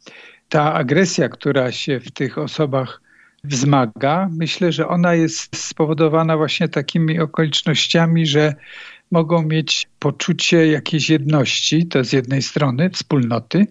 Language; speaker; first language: Polish; native; Polish